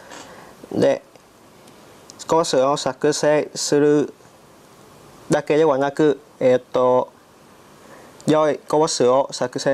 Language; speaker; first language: Japanese; non-native, learner; Vietnamese